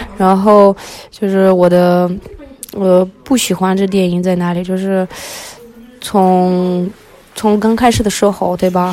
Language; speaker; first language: Chinese; early bilingual, other home language; Russian